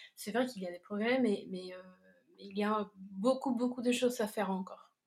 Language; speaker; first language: French; non-native, fluent; Spanish